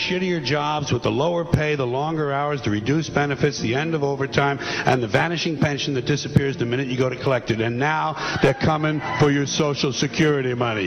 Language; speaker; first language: English; native; English